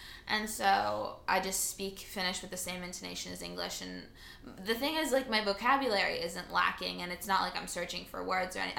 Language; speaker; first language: English; early bilingual, other home language; Finnish